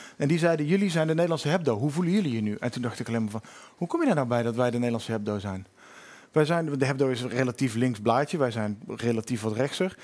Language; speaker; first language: Dutch; native; Dutch